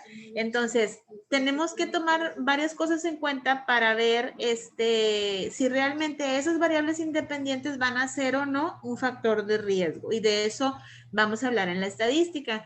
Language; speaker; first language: Spanish; native; Spanish